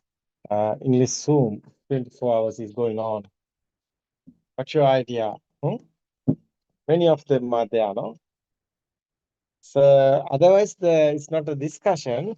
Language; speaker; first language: English; non-native, learner; Sinhala